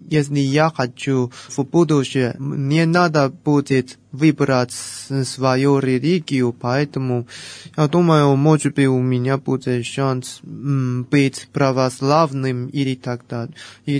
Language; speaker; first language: Russian; non-native, fluent; Chinese